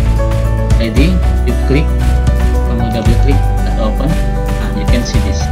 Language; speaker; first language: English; non-native, learner; Indonesian